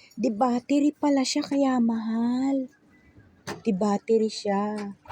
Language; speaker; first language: Filipino; native; Filipino